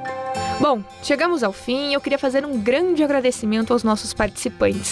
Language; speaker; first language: Portuguese; native; Portuguese